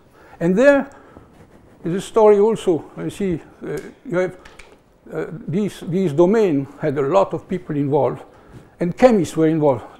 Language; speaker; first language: English; non-native, fluent; French